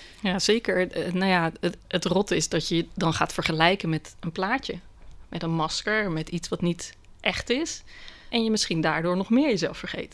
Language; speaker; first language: Dutch; native; Dutch